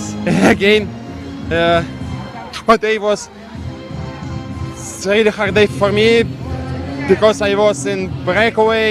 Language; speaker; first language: English; non-native, learner; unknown